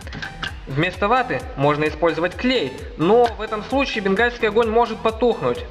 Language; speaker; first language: Russian; native; Russian